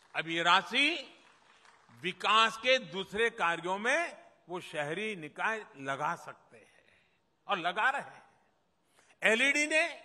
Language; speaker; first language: Hindi; non-native, local second language; Gujarati